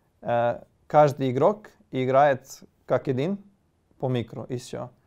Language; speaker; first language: Russian; non-native, learner; Serbian